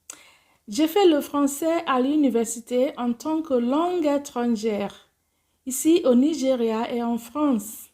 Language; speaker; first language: French; non-native, fluent; Igbo